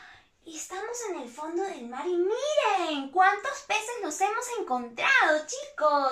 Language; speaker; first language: Spanish; native; Spanish